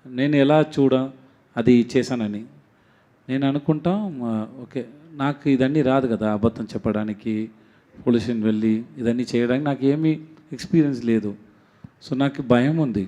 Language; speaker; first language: Telugu; non-native, learner; Tamil